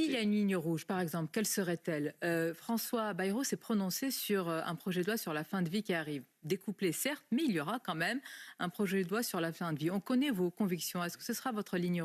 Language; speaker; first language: French; native; French